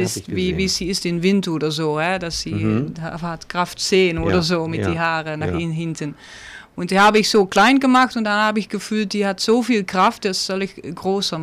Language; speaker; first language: German; non-native, learner; Dutch